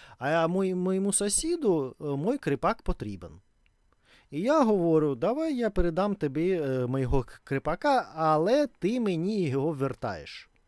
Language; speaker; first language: Ukrainian; non-native, learner; Russian